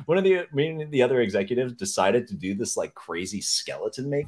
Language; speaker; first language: English; non-native, fluent; French